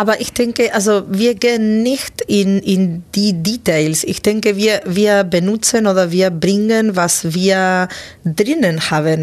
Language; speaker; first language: German; non-native, fluent; Spanish